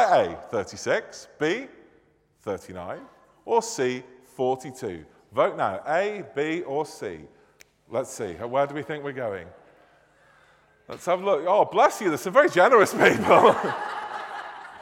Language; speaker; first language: English; native; English